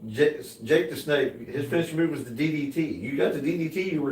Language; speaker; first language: English; native; English